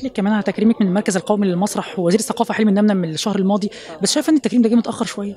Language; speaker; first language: Arabic; native; Arabic